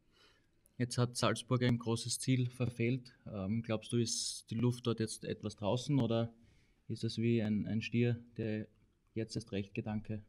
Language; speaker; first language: German; native; German